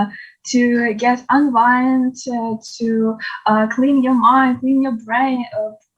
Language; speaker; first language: English; non-native, learner; Ukrainian